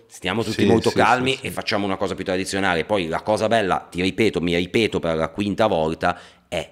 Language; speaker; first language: Italian; native; Italian